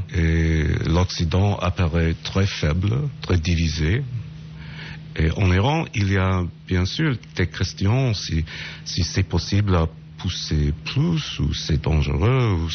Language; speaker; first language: French; non-native, fluent; English